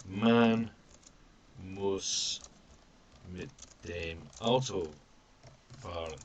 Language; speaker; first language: German; non-native, fluent; English